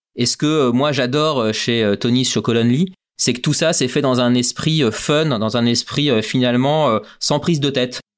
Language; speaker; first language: French; native; French